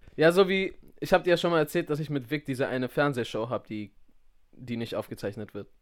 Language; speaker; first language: German; native; German